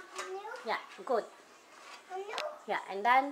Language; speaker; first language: Dutch; non-native, learner; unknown